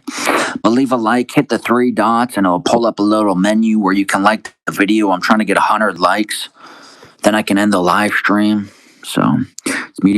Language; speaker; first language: English; native; English